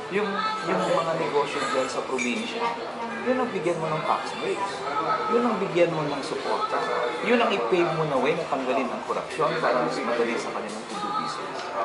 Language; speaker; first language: Filipino; non-native, local second language; Hiligaynon